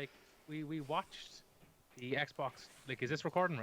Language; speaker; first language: English; native; English